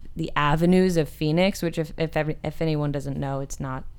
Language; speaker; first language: English; native; English